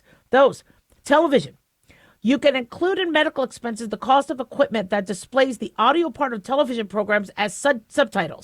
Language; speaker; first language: English; native; English